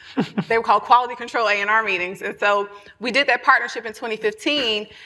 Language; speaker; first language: English; native; English